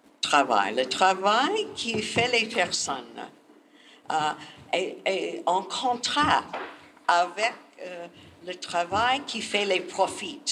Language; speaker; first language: French; non-native, learner; English